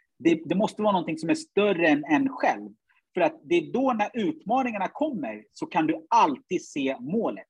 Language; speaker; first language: Swedish; early bilingual, other home language; Ganda